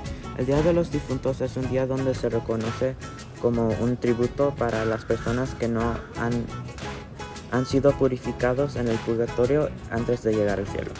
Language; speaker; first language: Spanish; non-native, learner; English